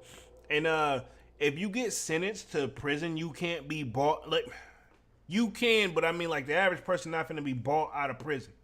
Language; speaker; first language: English; native; English